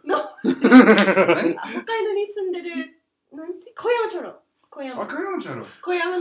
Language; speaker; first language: Japanese; non-native, fluent; English